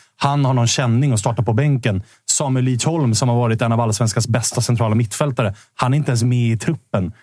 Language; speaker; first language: Swedish; native; Swedish